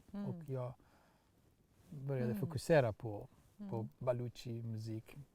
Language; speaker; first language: Swedish; non-native, fluent; Baluchi